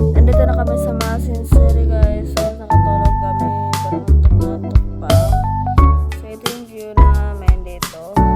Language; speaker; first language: Filipino; non-native, local second language; Cebuano